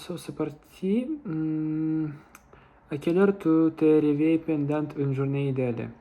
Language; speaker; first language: French; non-native, learner; Russian